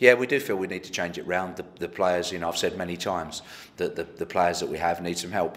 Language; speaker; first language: English; native; English